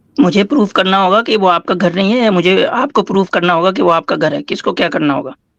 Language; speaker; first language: Hindi; native; Hindi